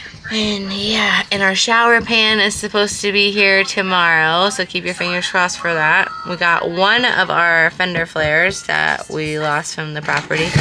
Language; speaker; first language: English; native; English